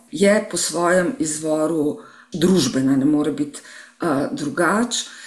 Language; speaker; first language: Slovenian; native; Slovenian